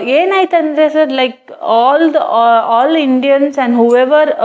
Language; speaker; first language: Kannada; early bilingual, other home language; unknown